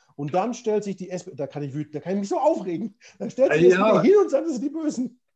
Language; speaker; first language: German; native; German